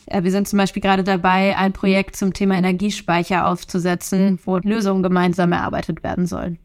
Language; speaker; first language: German; native; German